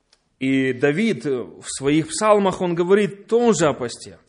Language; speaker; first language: Polish; non-native, learner; Russian